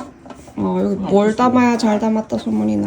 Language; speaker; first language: Korean; native; Korean